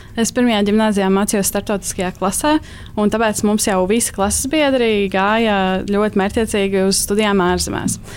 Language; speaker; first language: Latvian; native; Latvian